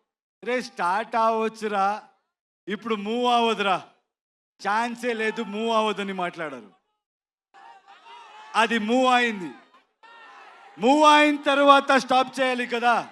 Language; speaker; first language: Telugu; non-native, learner; Kannada